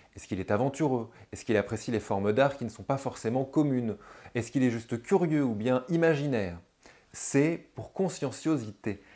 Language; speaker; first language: French; native; French